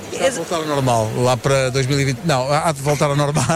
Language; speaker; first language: Portuguese; native; Portuguese